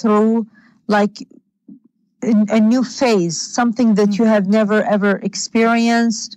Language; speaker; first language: English; non-native, fluent; Arabic